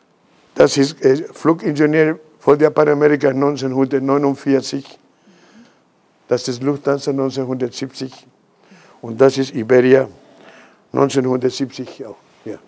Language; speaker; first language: German; non-native, fluent; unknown